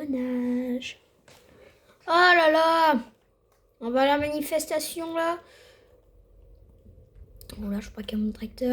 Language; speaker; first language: French; native; French